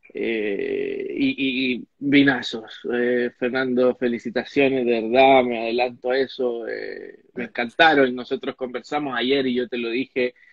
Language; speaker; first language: Spanish; native; Spanish